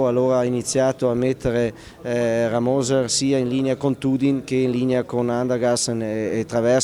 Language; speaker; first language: Italian; non-native, local second language; German